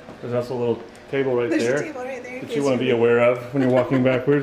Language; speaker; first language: English; native; English